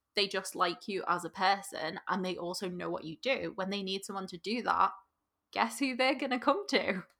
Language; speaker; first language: English; native; English